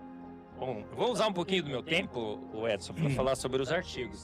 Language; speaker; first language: Portuguese; native; Portuguese